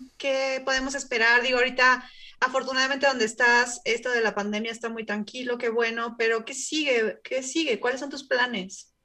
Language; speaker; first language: Spanish; native; Spanish